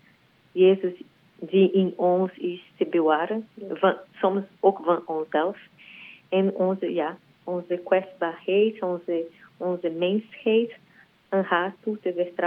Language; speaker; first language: Dutch; non-native, learner; Portuguese